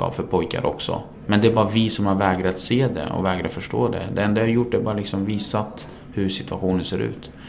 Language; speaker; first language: Swedish; early bilingual, other home language; Kurdish